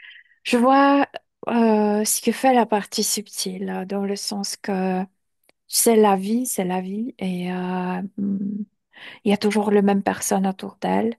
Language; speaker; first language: French; non-native, fluent; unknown